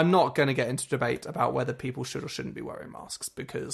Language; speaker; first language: English; native; English